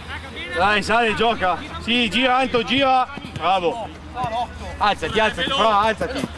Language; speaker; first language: Italian; native; Italian